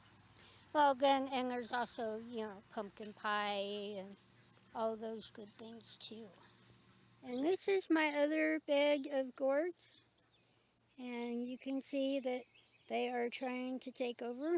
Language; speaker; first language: English; native; English